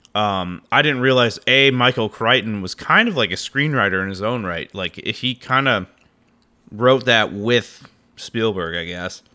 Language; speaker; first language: English; native; English